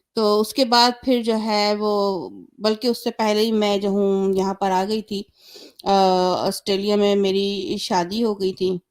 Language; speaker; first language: Urdu; native; Urdu